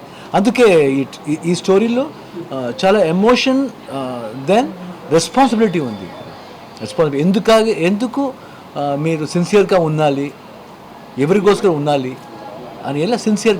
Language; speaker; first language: Telugu; non-native, learner; Kannada